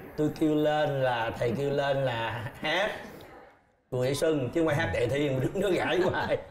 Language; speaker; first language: Vietnamese; native; Vietnamese